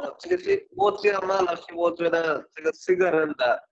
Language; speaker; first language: Chinese; non-native, learner; Bangla